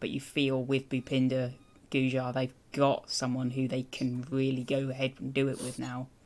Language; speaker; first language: English; native; English